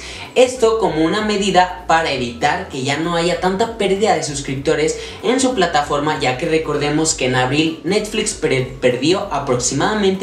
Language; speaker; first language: Spanish; native; Spanish